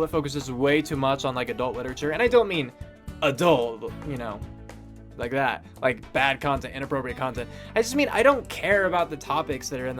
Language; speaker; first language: English; native; English